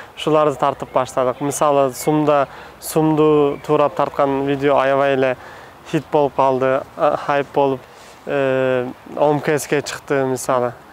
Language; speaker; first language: Kyrgyz; non-native, fluent; Turkish